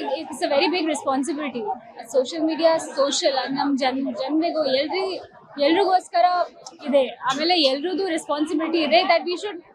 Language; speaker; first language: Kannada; non-native, learner; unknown